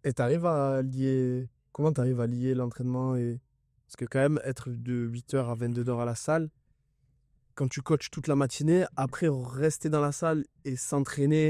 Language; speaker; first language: French; native; French